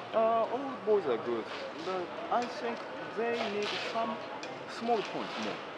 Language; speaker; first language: English; non-native, learner; Japanese